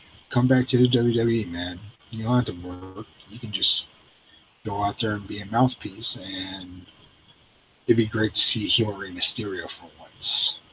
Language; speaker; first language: English; native; English